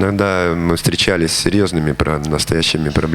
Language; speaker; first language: Russian; native; Russian